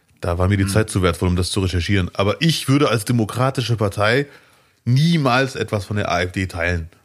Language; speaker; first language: German; early bilingual, other home language; Arabic